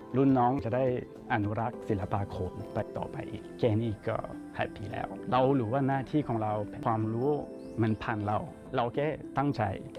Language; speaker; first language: Thai; non-native, fluent; English